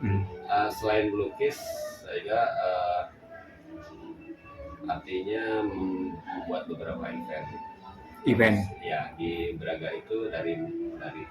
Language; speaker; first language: Indonesian; non-native, local second language; Sundanese